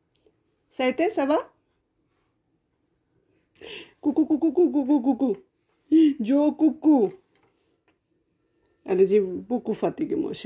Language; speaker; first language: French; non-native, learner; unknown